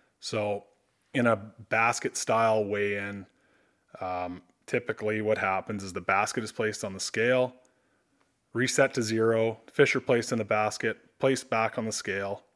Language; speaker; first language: English; native; English